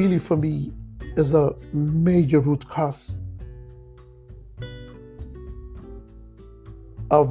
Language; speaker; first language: English; non-native, local second language; Yoruba